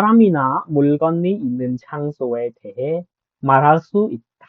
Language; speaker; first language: Korean; non-native, fluent; Khmer